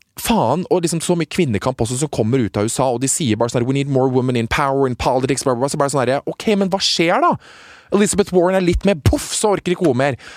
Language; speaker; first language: Norwegian; native; Norwegian